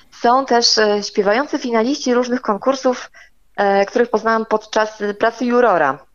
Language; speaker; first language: Polish; native; Polish